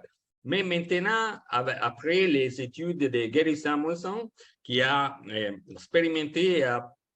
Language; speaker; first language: French; non-native, fluent; Italian